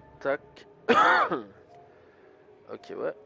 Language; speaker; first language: French; native; French